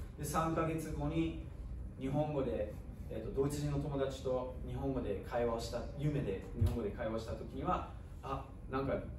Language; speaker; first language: Japanese; non-native, fluent; German